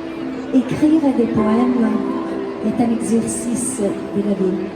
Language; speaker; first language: French; non-native, fluent; Italian